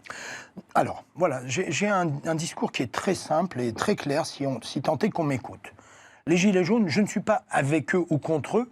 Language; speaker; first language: French; native; French